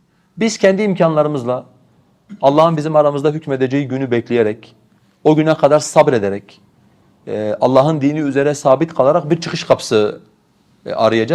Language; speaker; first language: Turkish; non-native, local second language; Kurdish